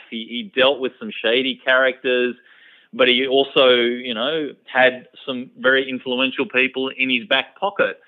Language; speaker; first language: English; native; English